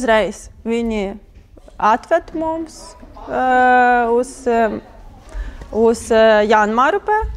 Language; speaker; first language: Latvian; non-native, learner; Ukrainian